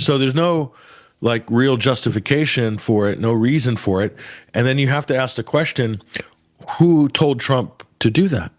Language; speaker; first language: English; native; English